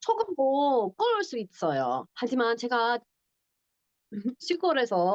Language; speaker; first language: Korean; non-native, learner; English